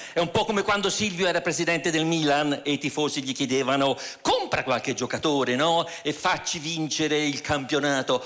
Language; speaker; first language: Italian; native; Italian